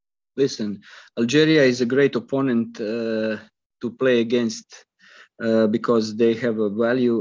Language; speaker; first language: English; non-native, fluent; Croatian